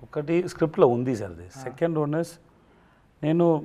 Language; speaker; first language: Telugu; non-native, learner; Tamil